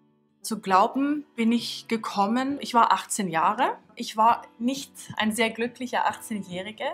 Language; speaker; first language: German; non-native, fluent; Norwegian